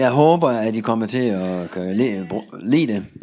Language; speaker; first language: Danish; non-native, fluent; Russian